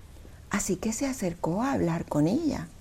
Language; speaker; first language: Spanish; native; Spanish